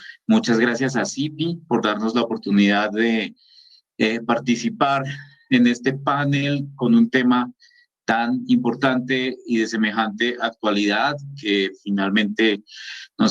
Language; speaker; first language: Spanish; native; Spanish